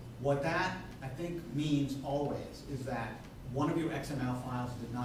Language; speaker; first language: English; non-native, fluent; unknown